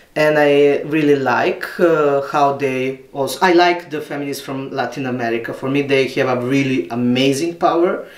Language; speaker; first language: English; non-native, learner; Serbian